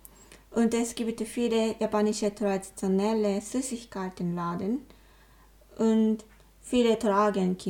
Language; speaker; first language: German; non-native, learner; Japanese